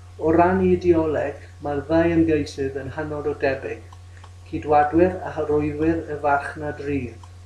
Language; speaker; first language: Welsh; non-native, local second language; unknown